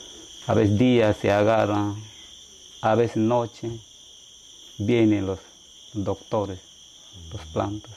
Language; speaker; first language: Spanish; non-native, local second language; Shipibo-Conibo